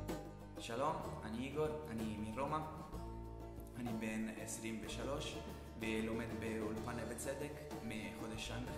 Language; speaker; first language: Hebrew; non-native, learner; Italian